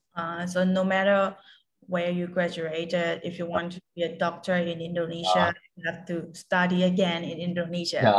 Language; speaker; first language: English; non-native, fluent; Khmer